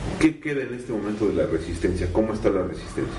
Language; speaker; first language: Spanish; native; Spanish